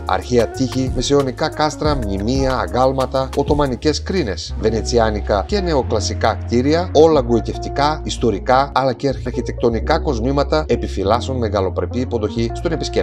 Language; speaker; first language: Greek; native; Greek